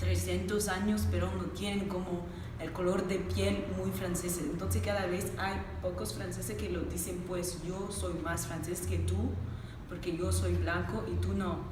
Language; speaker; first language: Spanish; non-native, fluent; French